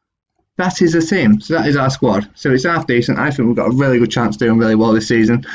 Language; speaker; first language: English; native; English